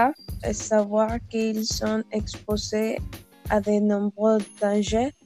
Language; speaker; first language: French; non-native, learner; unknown